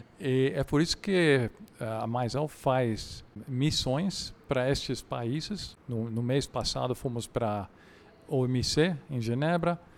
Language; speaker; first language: Portuguese; non-native, fluent; Dutch